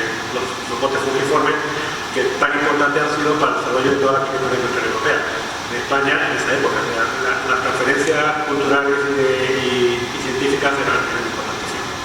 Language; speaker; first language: Spanish; native; Spanish